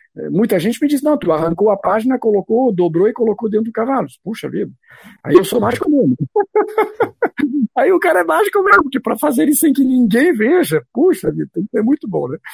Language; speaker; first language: Portuguese; non-native, fluent; French